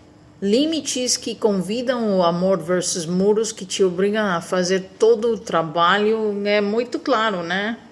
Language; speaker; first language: Portuguese; non-native, fluent; Spanish